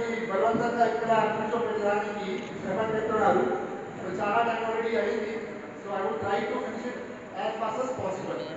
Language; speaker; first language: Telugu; non-native, local second language; Hindi